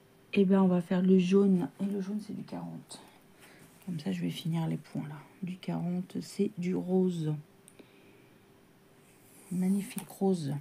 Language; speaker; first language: French; native; French